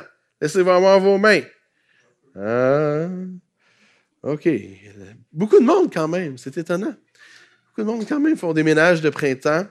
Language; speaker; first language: French; native; French